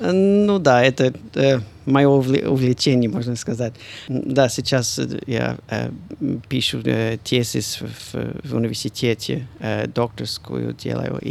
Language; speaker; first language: Russian; non-native, fluent; English